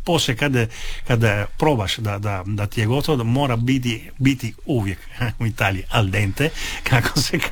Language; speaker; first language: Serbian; non-native, fluent; Italian